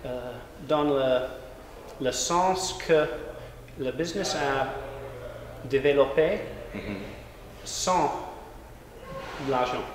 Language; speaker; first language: French; non-native, learner; English